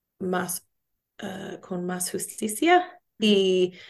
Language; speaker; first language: Spanish; non-native, learner; English